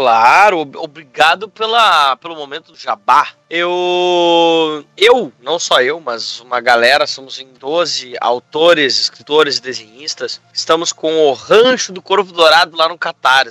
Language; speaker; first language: Portuguese; native; Portuguese